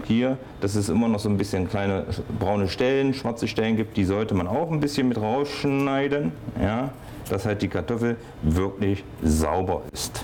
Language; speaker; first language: German; native; German